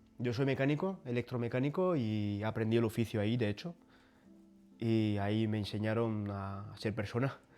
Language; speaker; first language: Spanish; early bilingual, other home language; Portuguese